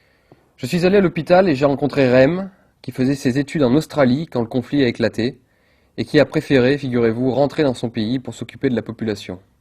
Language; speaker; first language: French; native; French